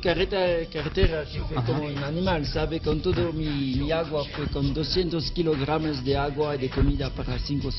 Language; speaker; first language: Spanish; non-native, learner; French